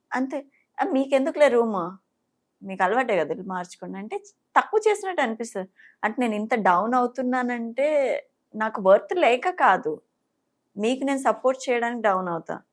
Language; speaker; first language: Telugu; non-native, fluent; Bangla